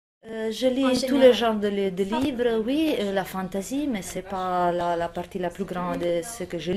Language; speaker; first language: French; non-native, fluent; Italian